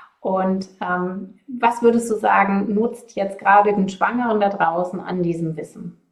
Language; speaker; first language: German; native; German